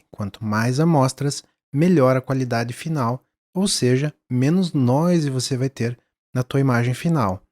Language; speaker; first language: Portuguese; native; Portuguese